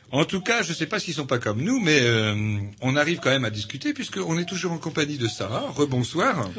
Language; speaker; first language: French; native; French